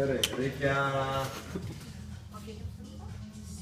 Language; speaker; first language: Lithuanian; non-native, learner; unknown